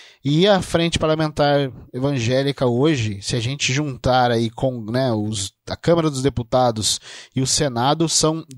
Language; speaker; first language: Portuguese; native; Portuguese